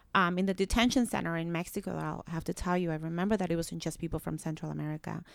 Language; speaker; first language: English; early bilingual, other home language; Spanish